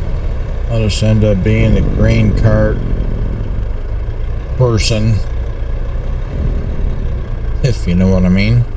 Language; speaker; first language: English; native; English